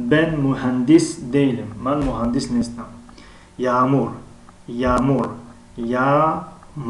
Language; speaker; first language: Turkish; non-native, fluent; Tajik